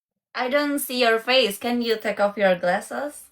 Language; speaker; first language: English; non-native, learner; Nepali